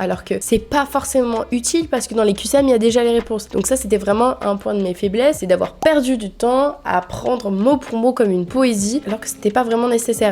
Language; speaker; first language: French; native; French